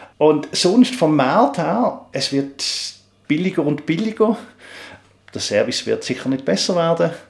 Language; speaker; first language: German; native; German